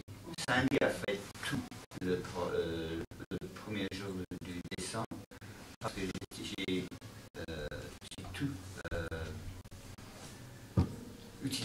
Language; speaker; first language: French; non-native, learner; English